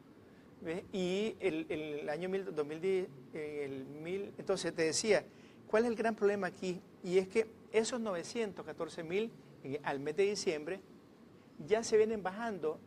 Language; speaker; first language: Spanish; native; Spanish